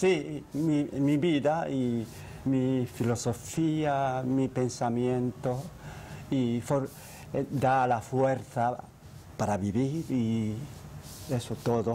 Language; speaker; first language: Spanish; non-native, fluent; Japanese